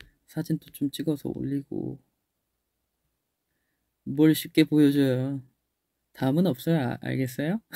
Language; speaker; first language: Korean; native; Korean